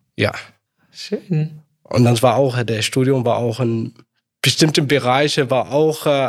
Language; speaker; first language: German; non-native, fluent; Arabic